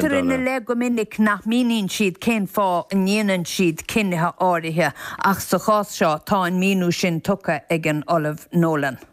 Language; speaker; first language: Irish; native; Irish